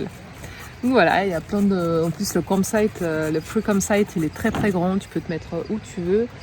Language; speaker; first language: French; native; French